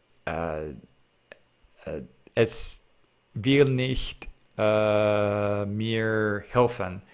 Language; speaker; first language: German; non-native, learner; English